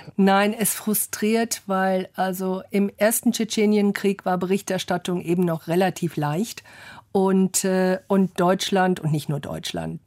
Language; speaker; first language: German; early bilingual, other home language; English